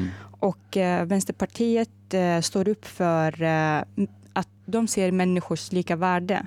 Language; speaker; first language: Swedish; non-native, fluent; Arabic